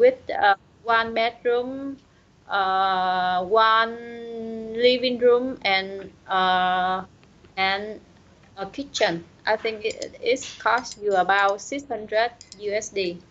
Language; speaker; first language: English; non-native, learner; Vietnamese